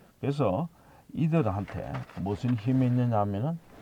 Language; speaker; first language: Korean; native; Korean